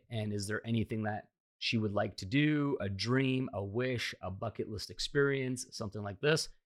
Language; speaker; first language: English; early bilingual, heritage; Hungarian